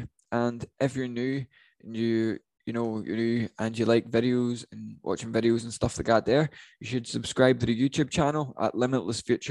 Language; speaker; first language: English; native; English